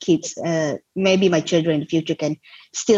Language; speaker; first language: English; non-native, local second language; Malay